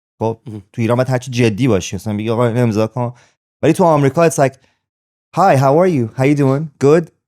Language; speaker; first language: Persian; native; Persian